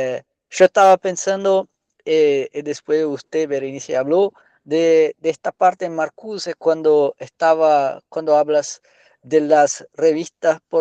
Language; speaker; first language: Spanish; non-native, fluent; Portuguese